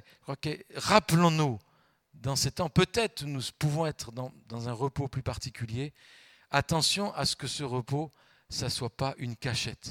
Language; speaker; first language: French; native; French